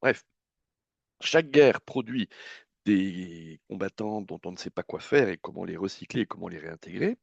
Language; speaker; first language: French; native; French